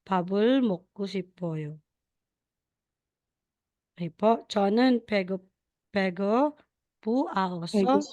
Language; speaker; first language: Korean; non-native, fluent; Filipino